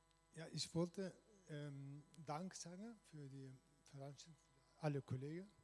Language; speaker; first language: German; non-native, learner; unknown